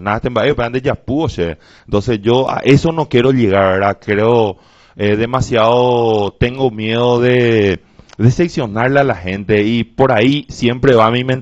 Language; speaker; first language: Spanish; native; Spanish